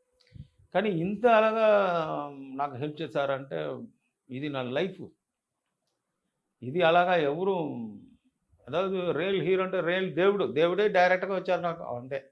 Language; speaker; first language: Telugu; non-native, local second language; Tamil